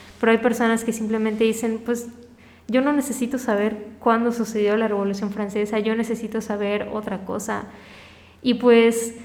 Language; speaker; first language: Spanish; native; Spanish